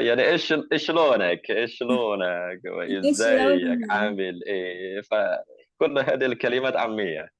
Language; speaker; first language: Arabic; non-native, fluent; Indonesian